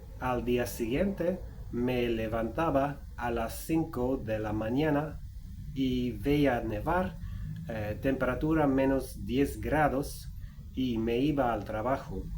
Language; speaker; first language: Spanish; non-native, fluent; Swedish